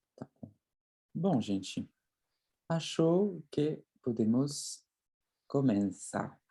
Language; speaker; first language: Portuguese; non-native, fluent; French